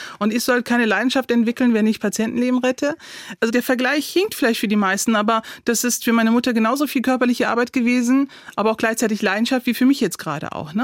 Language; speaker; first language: German; early bilingual, other home language; Turkish